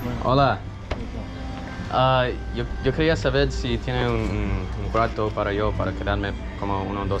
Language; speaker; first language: Spanish; non-native, learner; English